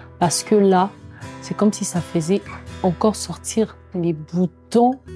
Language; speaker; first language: French; non-native, local second language; Lingala